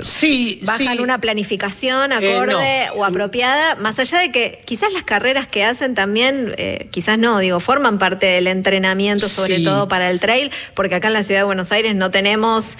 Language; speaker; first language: Spanish; native; Spanish